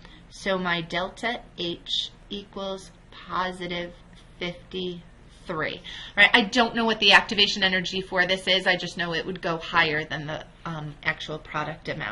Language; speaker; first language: English; native; English